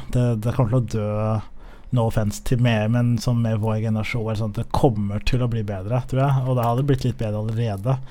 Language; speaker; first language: Norwegian; early bilingual, other home language; Somali